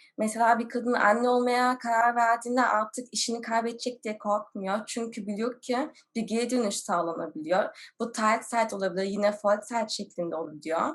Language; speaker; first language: Turkish; early bilingual, heritage; Turkish